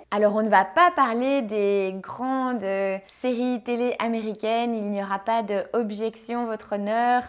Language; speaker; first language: French; native; French